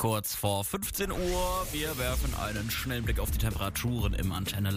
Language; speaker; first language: German; native; German